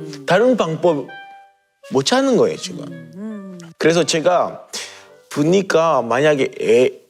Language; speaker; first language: Korean; non-native, learner; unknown